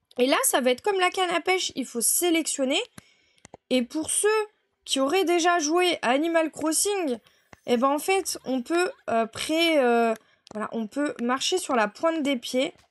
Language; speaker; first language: French; native; French